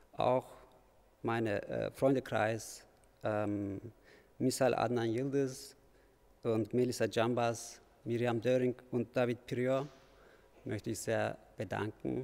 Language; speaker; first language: German; non-native, fluent; Turkish